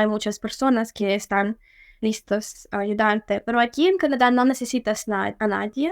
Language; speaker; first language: Spanish; non-native, fluent; Ukrainian